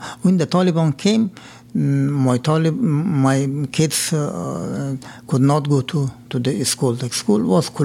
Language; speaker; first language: English; non-native, learner; Persian